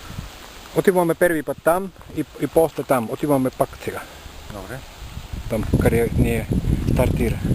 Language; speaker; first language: Bulgarian; non-native, learner; Finnish